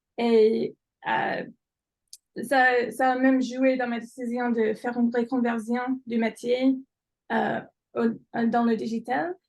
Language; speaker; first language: French; non-native, fluent; English